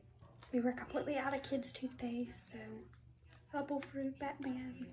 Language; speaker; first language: English; native; English